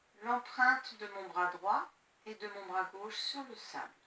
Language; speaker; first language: French; native; French